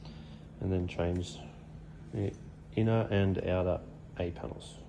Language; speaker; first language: English; native; English